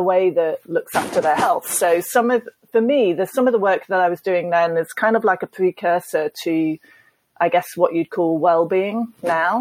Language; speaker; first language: English; native; English